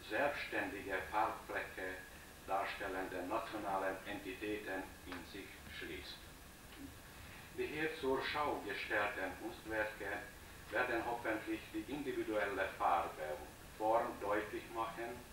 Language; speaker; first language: German; non-native, fluent; Hungarian